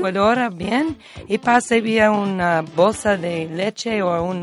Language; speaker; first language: Spanish; non-native, learner; English